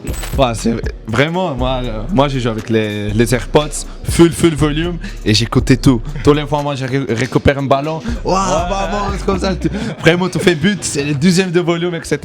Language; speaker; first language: French; non-native, fluent; Italian